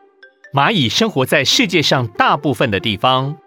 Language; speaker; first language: Chinese; native; Chinese